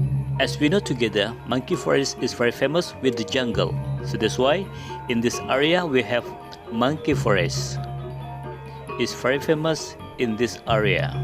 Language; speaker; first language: English; non-native, learner; Indonesian